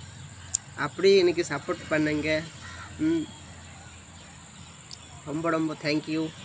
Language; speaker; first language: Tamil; non-native, learner; Bangla